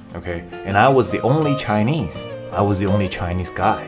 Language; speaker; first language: English; non-native, fluent; Chinese